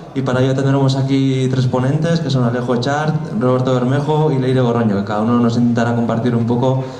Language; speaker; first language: Spanish; non-native, local second language; Basque